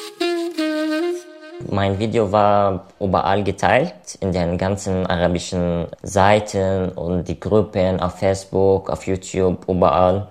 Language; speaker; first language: German; non-native, learner; Arabic